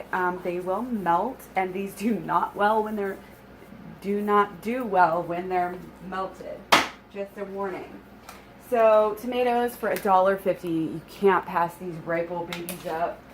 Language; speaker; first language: English; native; English